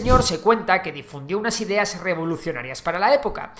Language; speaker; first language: Spanish; native; Spanish